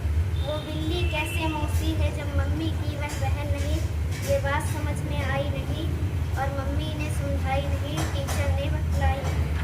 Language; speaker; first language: Hindi; native; Hindi